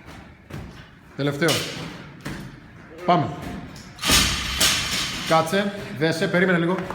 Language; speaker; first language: Greek; native; Greek